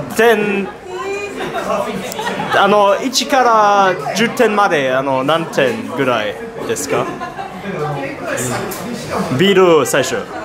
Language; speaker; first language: Japanese; non-native, learner; German